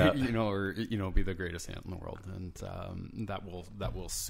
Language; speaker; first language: English; native; English